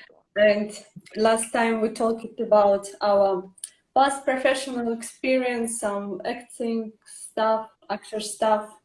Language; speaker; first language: English; non-native, learner; Russian